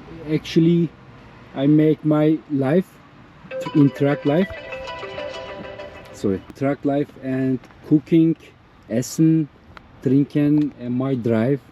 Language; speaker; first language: English; non-native, learner; Turkish